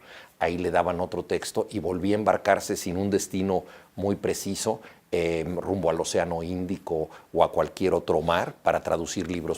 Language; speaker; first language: Spanish; native; Spanish